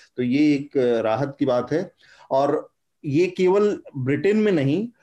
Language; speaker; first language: Hindi; native; Hindi